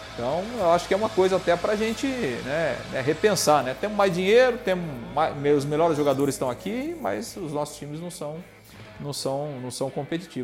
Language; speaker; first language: Portuguese; native; Portuguese